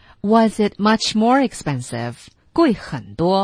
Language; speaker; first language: English; non-native, fluent; Chinese